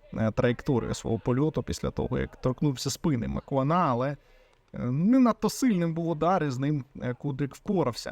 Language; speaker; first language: Ukrainian; native; Ukrainian